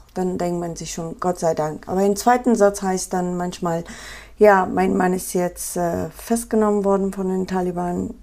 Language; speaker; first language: German; non-native, fluent; Pashto